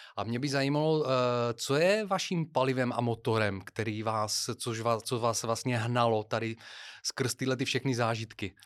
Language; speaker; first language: Czech; non-native, fluent; Bulgarian